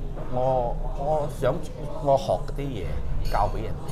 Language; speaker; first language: Cantonese; non-native, fluent; Italian